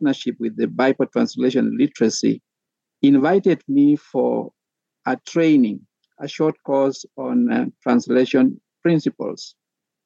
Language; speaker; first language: English; non-native, local second language; Kalenjin